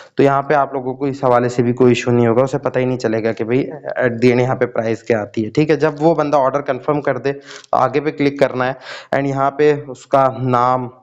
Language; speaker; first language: Urdu; native; Urdu